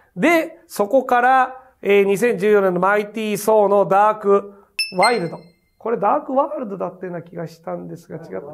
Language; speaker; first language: Japanese; native; Japanese